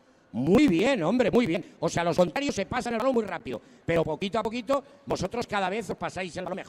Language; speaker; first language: Spanish; native; Spanish